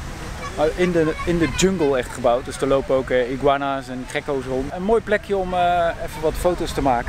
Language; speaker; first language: Dutch; native; Dutch